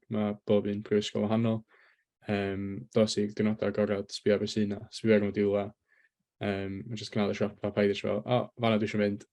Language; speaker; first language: Welsh; native; Welsh